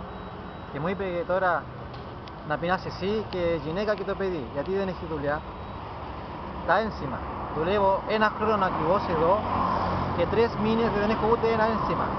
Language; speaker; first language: Greek; non-native, learner; Spanish